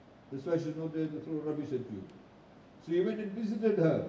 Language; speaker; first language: English; non-native, local second language; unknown